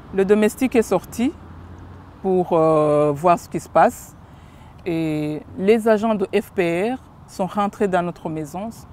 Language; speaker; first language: French; non-native, local second language; Kinyarwanda